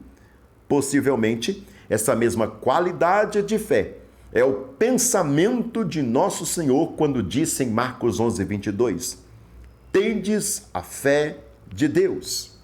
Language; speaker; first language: Portuguese; native; Portuguese